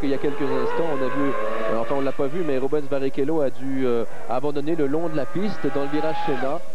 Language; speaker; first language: French; native; French